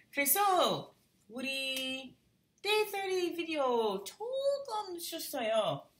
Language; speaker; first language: Korean; non-native, learner; English